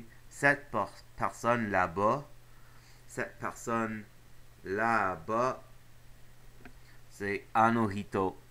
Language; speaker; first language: French; non-native, local second language; English